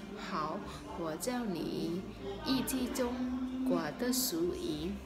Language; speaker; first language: Chinese; non-native, learner; Khmer